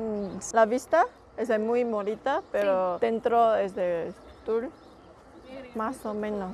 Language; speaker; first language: Spanish; non-native, learner; Chinese